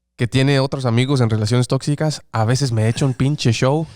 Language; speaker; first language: Spanish; early bilingual, heritage; Spanish